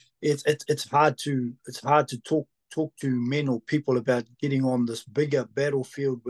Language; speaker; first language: English; native; English